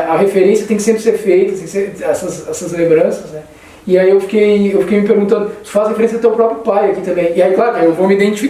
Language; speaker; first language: Portuguese; native; Portuguese